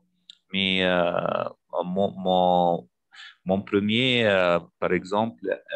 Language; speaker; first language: French; non-native, fluent; Arabic